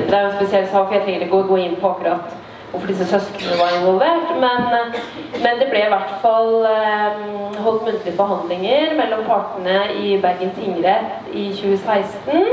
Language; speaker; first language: Norwegian; native; Norwegian